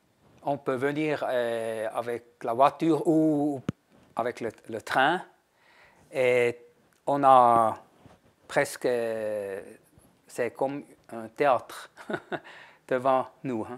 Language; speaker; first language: French; non-native, fluent; German